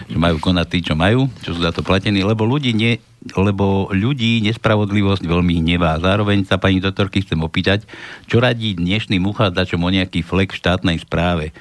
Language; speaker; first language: Slovak; native; Slovak